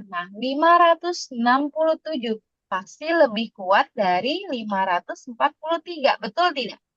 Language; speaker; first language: Indonesian; native; Indonesian